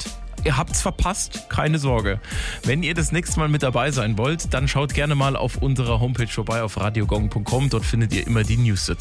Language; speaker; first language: German; native; German